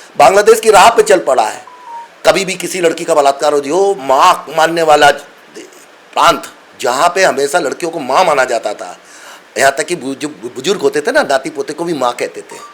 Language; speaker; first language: Hindi; non-native, local second language; Bangla